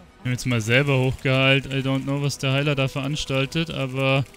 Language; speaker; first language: German; native; German